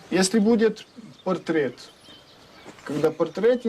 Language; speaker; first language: Russian; non-native, learner; French